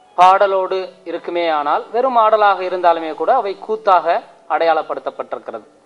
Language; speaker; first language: Tamil; native; Tamil